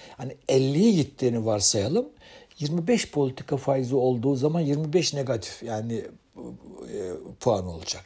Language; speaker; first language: Turkish; native; Turkish